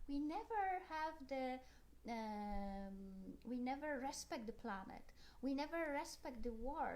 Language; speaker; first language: English; non-native, learner; Polish